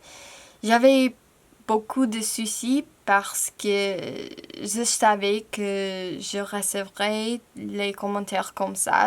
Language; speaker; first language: French; non-native, fluent; English